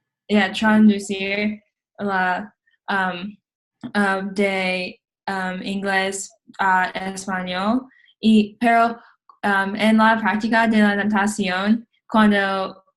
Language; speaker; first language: Spanish; non-native, learner; English